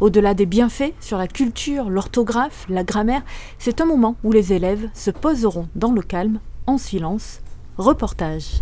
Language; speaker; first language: French; native; French